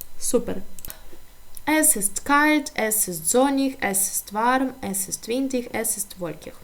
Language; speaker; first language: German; non-native, learner; Ukrainian